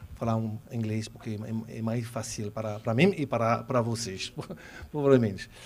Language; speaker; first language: Portuguese; non-native, learner; French